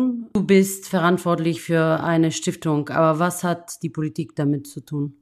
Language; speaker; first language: German; non-native, fluent; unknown